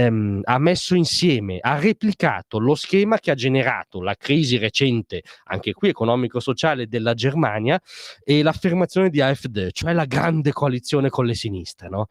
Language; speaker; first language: Italian; native; Italian